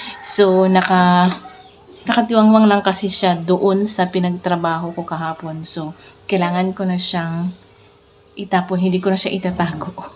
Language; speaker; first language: Filipino; non-native, local second language; Cebuano